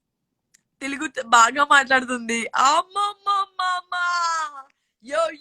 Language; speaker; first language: Telugu; non-native, learner; Gujarati